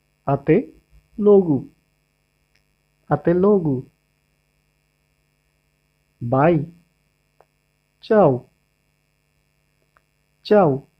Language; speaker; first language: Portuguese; non-native, learner; English